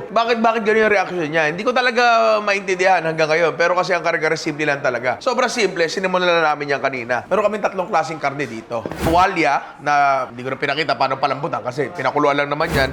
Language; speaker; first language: Filipino; native; Filipino